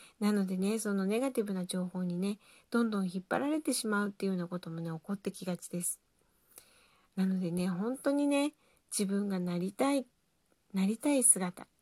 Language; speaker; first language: Japanese; native; Japanese